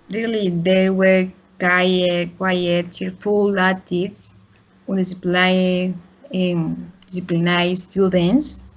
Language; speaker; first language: English; non-native, learner; Spanish